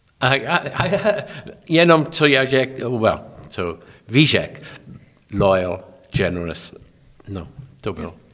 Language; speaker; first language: Czech; non-native, learner; English